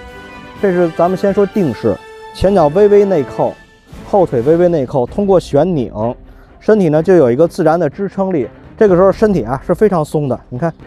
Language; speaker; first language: Chinese; native; Chinese